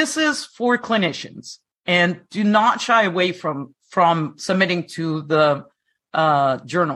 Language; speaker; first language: English; non-native, fluent; Spanish